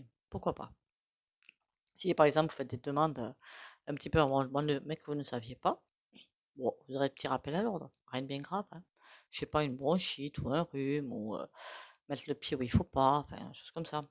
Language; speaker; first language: French; native; French